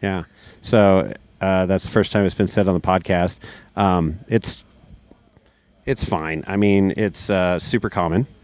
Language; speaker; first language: English; native; English